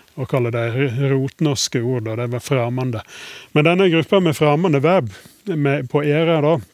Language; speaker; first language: Norwegian; native; Norwegian